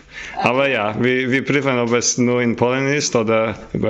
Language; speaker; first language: German; non-native, fluent; Polish